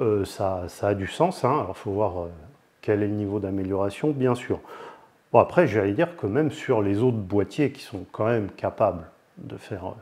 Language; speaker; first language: French; native; French